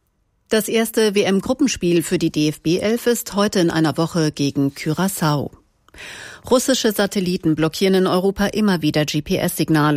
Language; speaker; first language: German; native; German